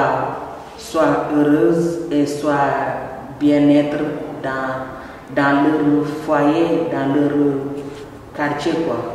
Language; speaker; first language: French; non-native, fluent; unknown